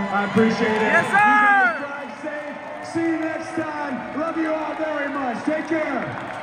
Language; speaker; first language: English; native; English